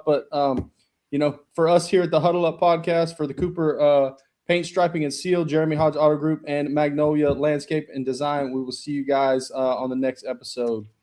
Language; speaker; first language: English; native; English